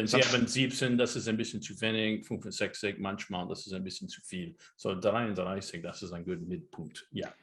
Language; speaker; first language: German; non-native, learner; English